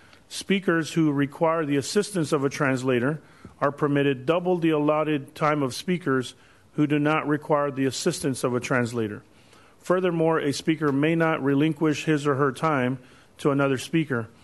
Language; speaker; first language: English; native; English